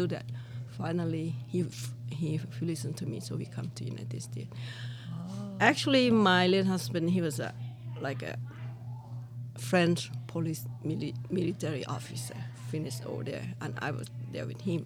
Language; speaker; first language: English; non-native, learner; Lao